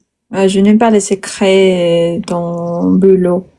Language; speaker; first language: French; non-native, learner; Spanish